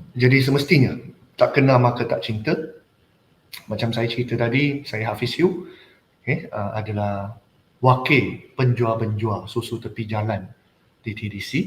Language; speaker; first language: Malay; non-native, local second language; Chinese